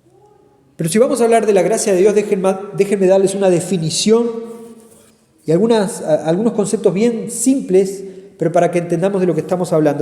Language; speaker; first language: Spanish; native; Spanish